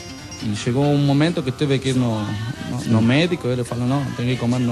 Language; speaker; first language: Portuguese; non-native, fluent; Spanish